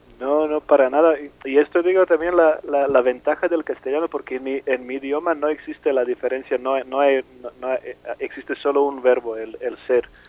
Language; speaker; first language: Spanish; non-native, fluent; Serbian